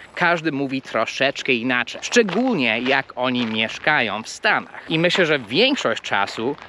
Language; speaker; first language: Polish; early bilingual, heritage; Polish